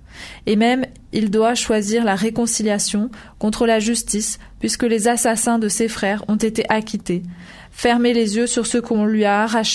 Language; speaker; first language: French; native; French